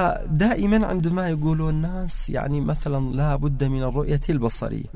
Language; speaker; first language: Arabic; native; Arabic